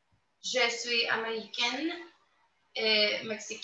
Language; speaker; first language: French; non-native, learner; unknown